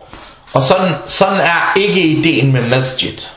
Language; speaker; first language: Danish; early bilingual, other home language; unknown